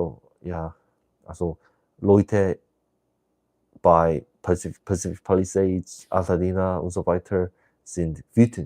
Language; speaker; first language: German; non-native, learner; English